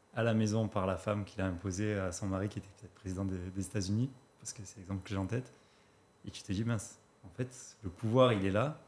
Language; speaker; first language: French; native; French